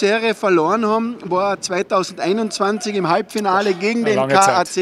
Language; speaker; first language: German; native; German